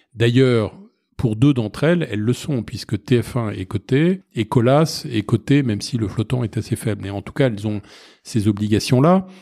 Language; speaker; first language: French; native; French